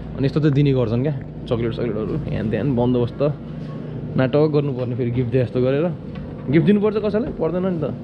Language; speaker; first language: Nepali; native; Nepali